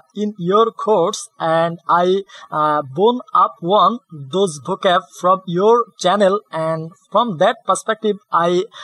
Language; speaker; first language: English; non-native, learner; Bangla